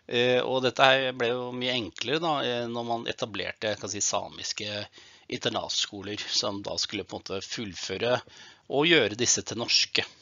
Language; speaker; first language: Norwegian; native; Norwegian